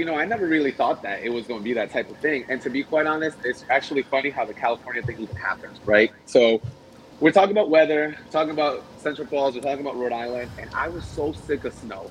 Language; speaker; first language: English; early bilingual, other home language; Spanish